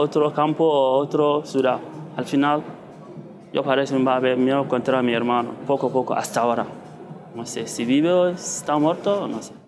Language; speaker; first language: Spanish; non-native, learner; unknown